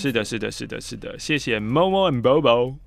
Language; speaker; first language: Chinese; native; Chinese